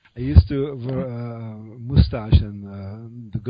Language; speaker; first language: English; non-native, fluent; Czech